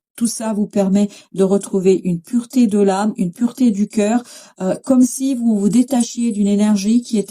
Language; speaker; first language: French; native; French